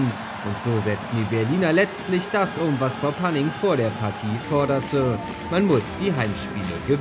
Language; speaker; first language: German; native; German